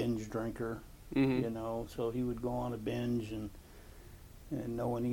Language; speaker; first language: English; native; English